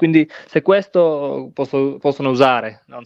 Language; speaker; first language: Italian; non-native, learner; Czech